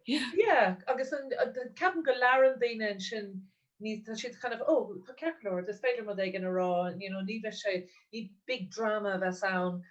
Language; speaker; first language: Irish; non-native, local second language; English